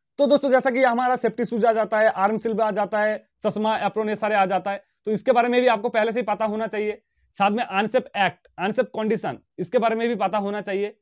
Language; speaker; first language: Hindi; non-native, local second language; Bangla